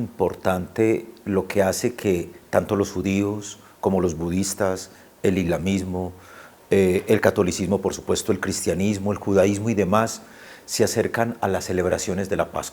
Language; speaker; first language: Spanish; native; Spanish